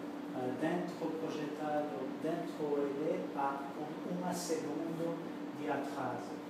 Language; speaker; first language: Portuguese; non-native, learner; French